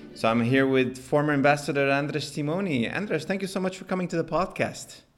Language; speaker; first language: English; non-native, fluent; Spanish